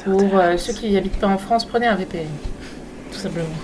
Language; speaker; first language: French; native; French